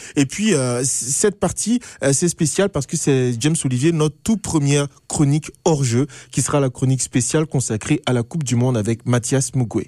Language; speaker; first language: French; native; French